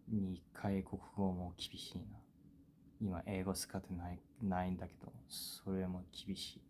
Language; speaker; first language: Japanese; non-native, fluent; Korean